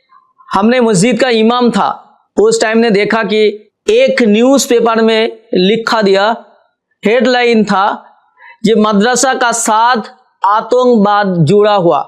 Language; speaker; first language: Hindi; non-native, local second language; Bangla